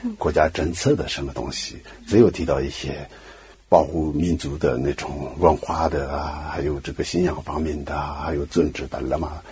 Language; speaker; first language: Chinese; non-native, local second language; Tibetan